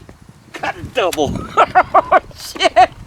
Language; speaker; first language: English; native; English